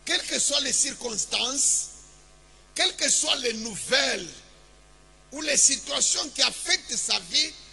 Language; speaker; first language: French; non-native, local second language; Swahili